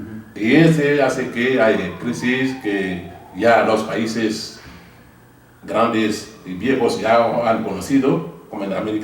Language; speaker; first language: Spanish; non-native, fluent; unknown